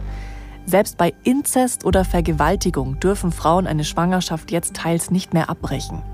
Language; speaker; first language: German; native; German